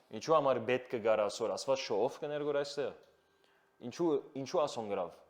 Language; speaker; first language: Armenian; early bilingual, heritage; Armenian